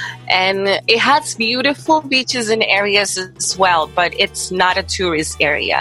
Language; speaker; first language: English; non-native, fluent; Spanish